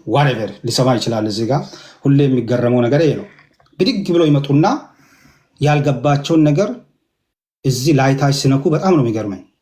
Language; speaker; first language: Amharic; non-native, local second language; Hadiyya